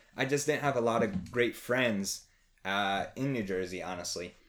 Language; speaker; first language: English; native; English